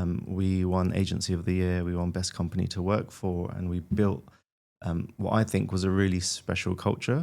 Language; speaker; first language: English; native; English